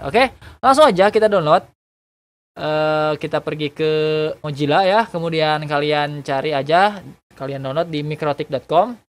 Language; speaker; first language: Indonesian; native; Indonesian